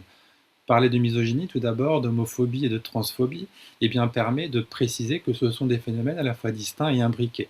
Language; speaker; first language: French; native; French